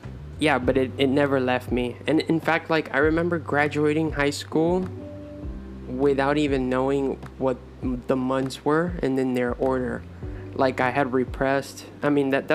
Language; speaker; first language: English; early bilingual, other home language; Spanish